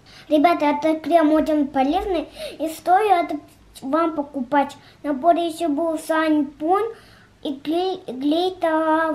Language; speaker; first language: Russian; native; Russian